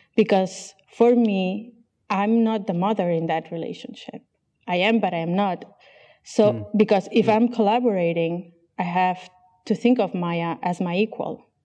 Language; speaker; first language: English; non-native, fluent; Catalan